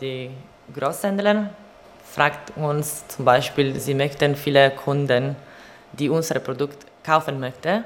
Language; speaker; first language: German; non-native, learner; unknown